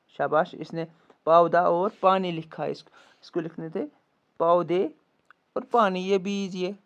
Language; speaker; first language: Urdu; non-native, local second language; Kashmiri